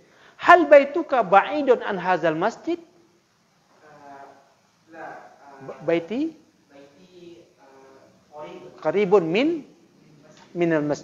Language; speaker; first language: Arabic; non-native, fluent; Indonesian